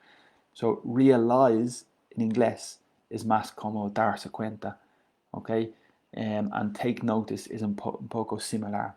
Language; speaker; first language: Spanish; non-native, learner; English